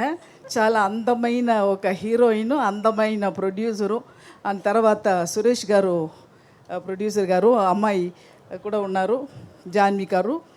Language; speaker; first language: Telugu; non-native, fluent; Tamil